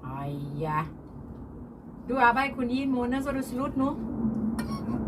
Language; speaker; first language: Danish; non-native, learner; Thai